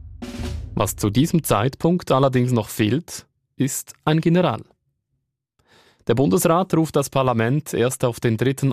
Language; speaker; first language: German; native; German